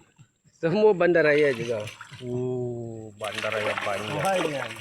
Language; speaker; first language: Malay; non-native, local second language; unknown